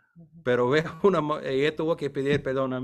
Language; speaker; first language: Spanish; non-native, fluent; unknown